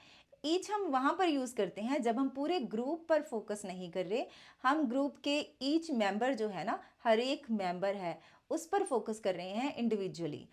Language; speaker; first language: Hindi; native; Hindi